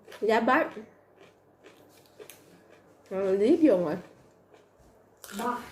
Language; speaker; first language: Dutch; non-native, learner; Thai